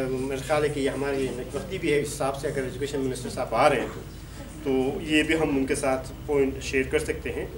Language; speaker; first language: Urdu; non-native, local second language; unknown